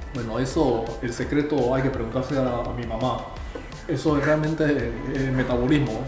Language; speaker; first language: Spanish; non-native, fluent; Chinese